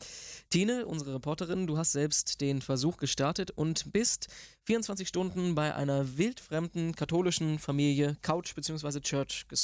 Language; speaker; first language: German; native; German